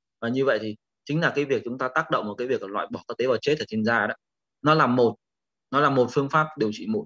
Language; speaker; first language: Vietnamese; native; Vietnamese